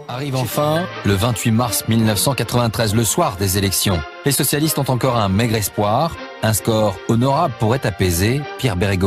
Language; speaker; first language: French; native; French